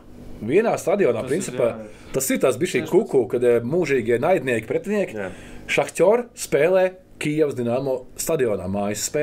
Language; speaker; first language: Latvian; native; Latvian